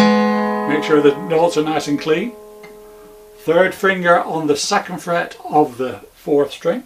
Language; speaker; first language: English; native; English